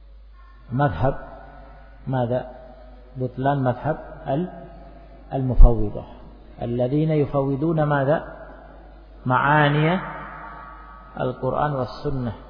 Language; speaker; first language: Arabic; non-native, fluent; Indonesian